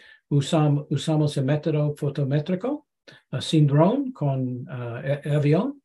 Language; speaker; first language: Spanish; non-native, learner; English